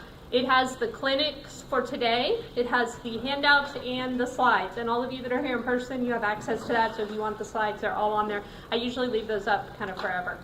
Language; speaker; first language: English; native; English